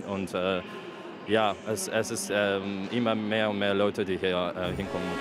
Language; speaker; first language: German; non-native, learner; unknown